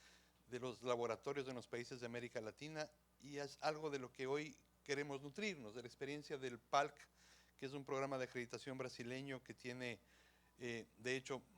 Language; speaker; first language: Spanish; native; Spanish